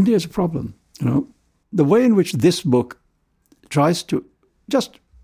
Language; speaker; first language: English; non-native, local second language; Urdu